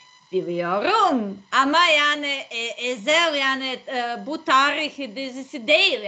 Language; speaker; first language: Turkish; non-native, learner; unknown